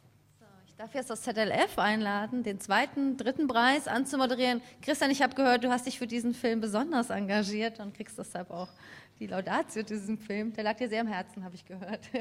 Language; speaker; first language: German; native; German